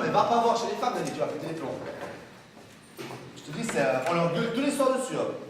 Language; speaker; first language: French; native; French